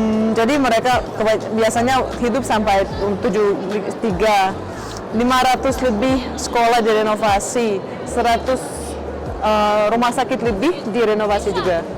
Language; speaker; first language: Indonesian; non-native, fluent; Russian